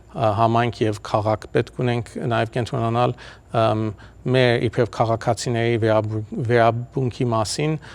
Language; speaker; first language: Armenian; early bilingual, heritage; Armenian